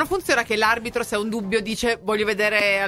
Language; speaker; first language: Italian; native; Italian